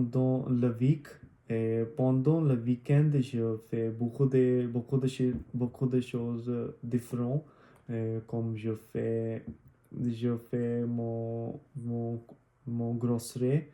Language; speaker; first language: French; non-native, learner; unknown